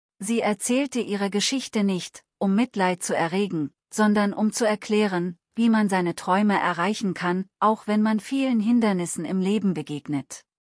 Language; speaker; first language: German; non-native, fluent; Telugu